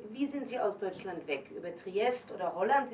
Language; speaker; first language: German; native; German